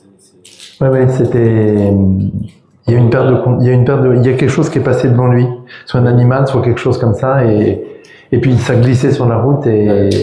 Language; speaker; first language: French; native; French